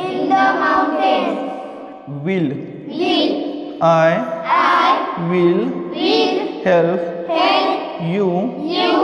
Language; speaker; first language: English; non-native, learner; Marathi